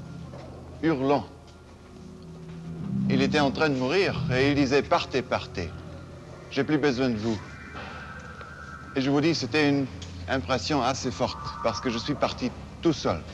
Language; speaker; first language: French; non-native, fluent; German